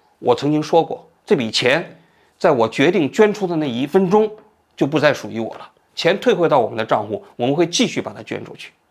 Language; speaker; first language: Chinese; native; Chinese